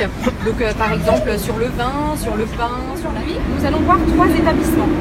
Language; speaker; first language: French; native; French